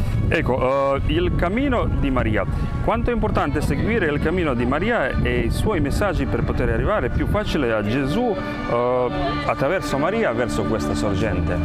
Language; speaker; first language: Italian; non-native, fluent; Croatian